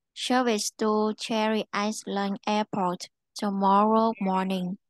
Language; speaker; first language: English; non-native, learner; Vietnamese